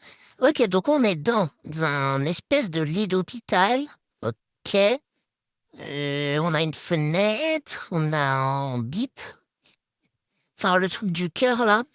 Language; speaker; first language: French; native; French